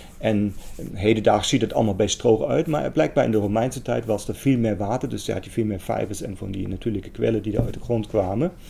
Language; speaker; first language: Dutch; non-native, fluent; German